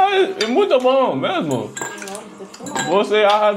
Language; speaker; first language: Portuguese; non-native, learner; English